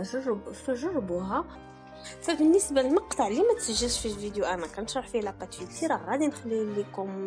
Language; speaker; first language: Arabic; native; Arabic